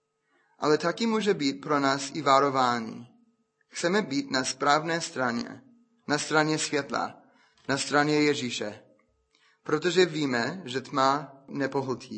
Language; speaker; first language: Czech; non-native, fluent; English